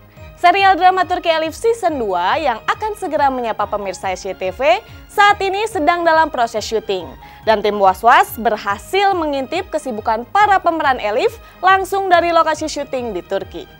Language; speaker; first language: Indonesian; native; Indonesian